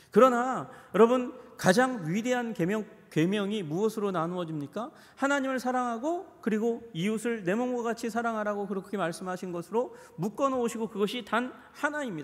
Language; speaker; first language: Korean; native; Korean